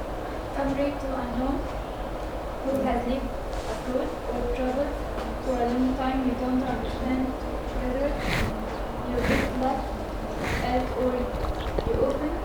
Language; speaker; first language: English; non-native, learner; Arabic